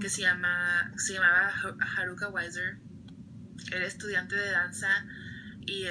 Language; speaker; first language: Spanish; early bilingual, other home language; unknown